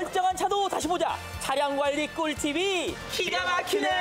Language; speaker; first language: Korean; native; Korean